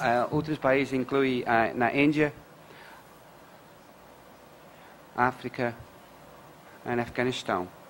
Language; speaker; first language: Portuguese; non-native, learner; English